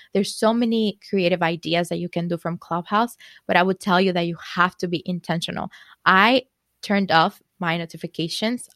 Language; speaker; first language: English; non-native, fluent; Spanish